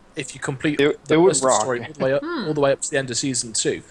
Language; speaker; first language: English; native; English